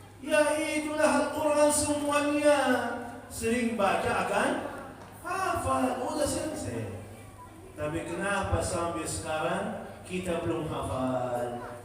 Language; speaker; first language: Malay; non-native, fluent; Arabic